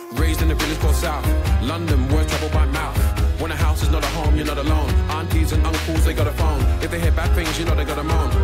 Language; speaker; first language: English; native; English